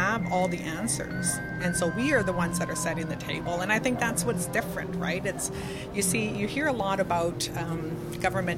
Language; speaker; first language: English; native; English